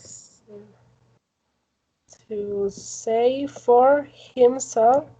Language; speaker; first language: English; non-native, learner; Spanish